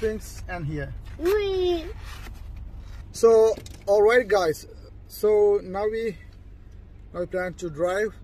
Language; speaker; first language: English; non-native, learner; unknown